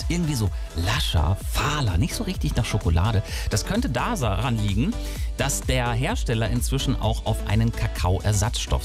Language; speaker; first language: German; native; German